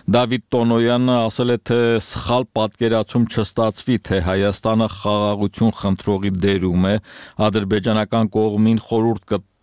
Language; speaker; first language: Armenian; native; Armenian